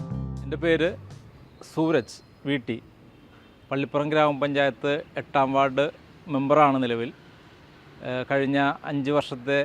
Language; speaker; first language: Malayalam; native; Malayalam